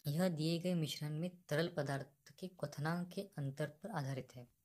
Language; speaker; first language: Hindi; non-native, local second language; Marathi